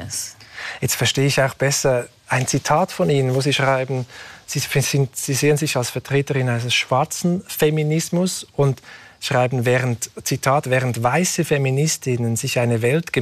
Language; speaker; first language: German; native; German